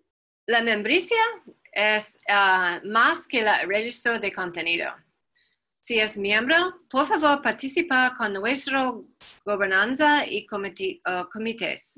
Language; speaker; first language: Spanish; non-native, fluent; English